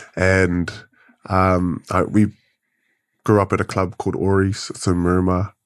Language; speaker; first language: English; native; English